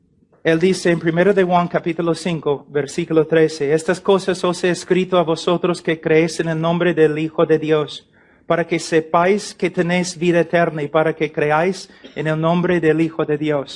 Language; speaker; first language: Spanish; non-native, fluent; English